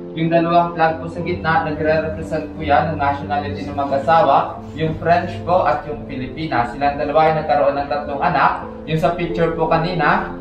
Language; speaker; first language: Filipino; non-native, local second language; Hiligaynon